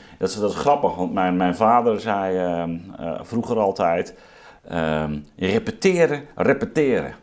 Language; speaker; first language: Dutch; native; Dutch